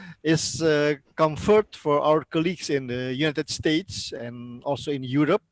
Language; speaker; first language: English; non-native, learner; Indonesian